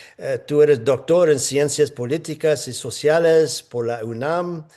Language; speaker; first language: Spanish; non-native, fluent; English